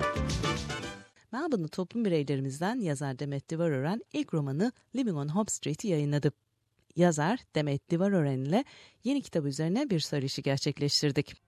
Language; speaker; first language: Turkish; native; Turkish